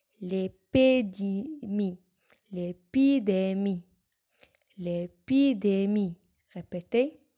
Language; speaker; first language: French; non-native, local second language; Arabic